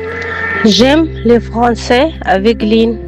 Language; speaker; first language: French; non-native, learner; Arabic